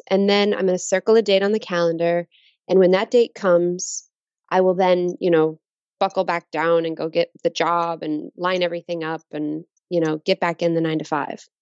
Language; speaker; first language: English; native; English